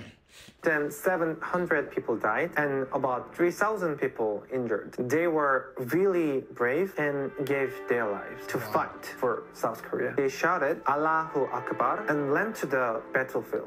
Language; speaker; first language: English; non-native, fluent; Korean